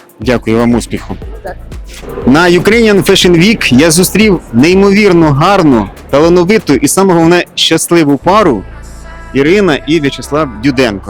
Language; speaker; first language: Ukrainian; native; Ukrainian